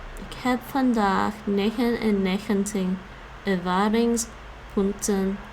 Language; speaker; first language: Dutch; non-native, learner; English